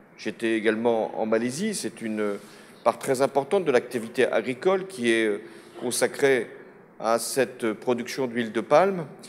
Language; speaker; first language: French; native; French